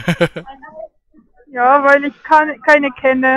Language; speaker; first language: German; non-native, fluent; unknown